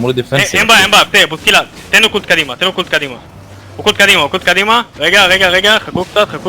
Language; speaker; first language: Hebrew; native; Hebrew